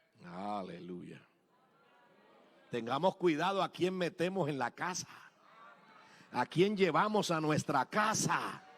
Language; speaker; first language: Spanish; native; Spanish